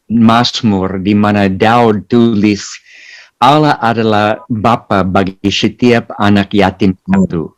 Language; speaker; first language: Indonesian; non-native, fluent; English